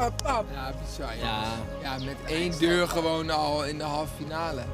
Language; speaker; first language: Dutch; native; Dutch